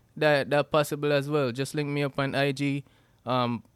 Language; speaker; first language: English; non-native, local second language; Jamaican Creole English